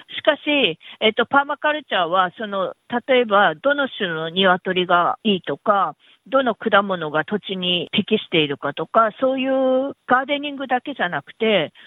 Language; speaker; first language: Japanese; native; Japanese